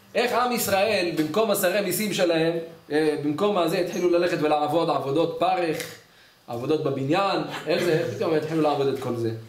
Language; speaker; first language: Hebrew; native; Hebrew